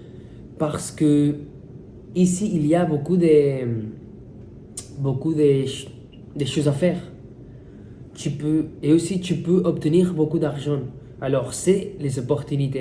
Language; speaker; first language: French; non-native, fluent; Spanish